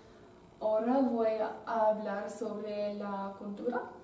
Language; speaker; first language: Spanish; non-native, learner; English